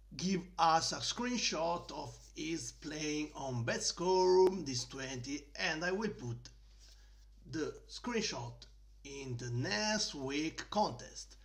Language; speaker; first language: English; non-native, learner; Italian